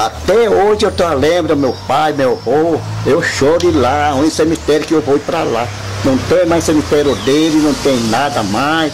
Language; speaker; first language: Portuguese; non-native, local second language; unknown